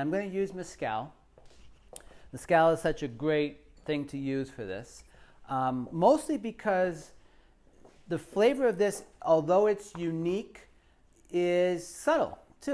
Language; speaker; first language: English; native; English